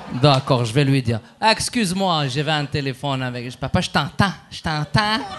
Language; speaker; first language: French; early bilingual, other home language; Arabic